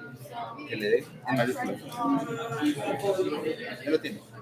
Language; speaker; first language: Spanish; native; Spanish